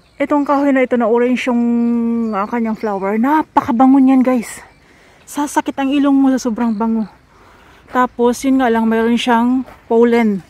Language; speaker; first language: Filipino; non-native, local second language; Cebuano